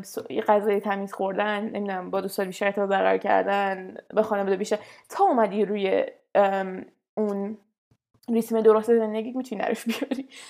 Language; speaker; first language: Persian; native; Persian